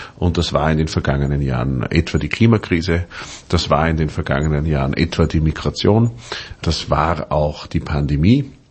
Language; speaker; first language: German; native; German